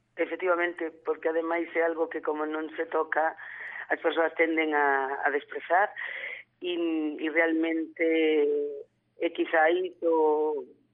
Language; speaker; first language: Galician; native; Galician